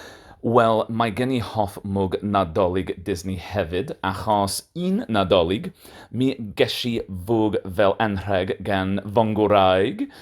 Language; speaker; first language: Welsh; non-native, learner; English